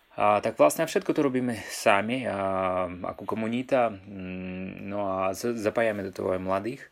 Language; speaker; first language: Slovak; non-native, fluent; Russian